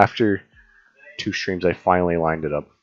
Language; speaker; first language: English; native; English